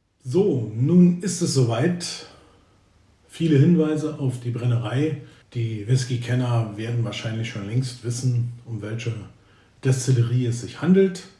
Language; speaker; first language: German; native; German